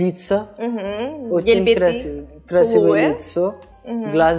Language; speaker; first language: Russian; non-native, learner; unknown